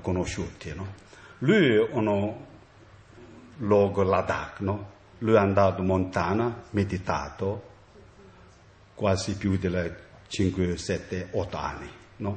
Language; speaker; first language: Italian; non-native, learner; Tibetan